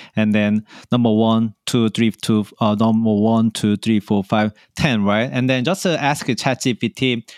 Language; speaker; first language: English; non-native, learner; Korean